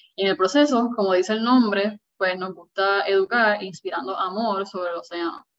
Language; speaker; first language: Spanish; native; Spanish